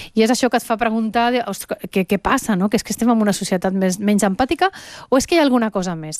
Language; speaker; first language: Catalan; early bilingual, heritage; Catalan